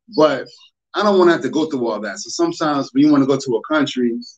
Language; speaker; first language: English; native; English